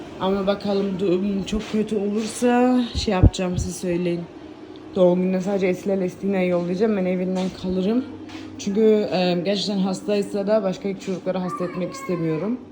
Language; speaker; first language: Turkish; early bilingual, heritage; Turkish